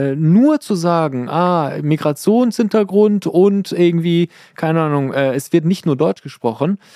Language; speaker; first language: German; early bilingual, other home language; Persian